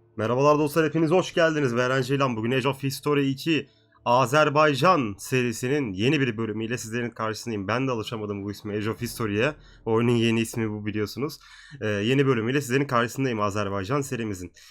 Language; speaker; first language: Turkish; native; Turkish